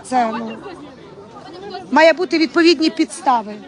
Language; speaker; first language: Ukrainian; native; Ukrainian